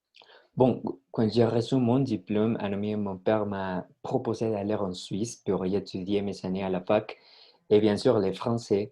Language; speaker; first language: French; non-native, learner; Spanish